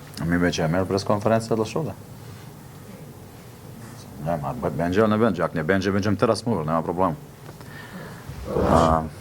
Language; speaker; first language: Polish; non-native, learner; Slovenian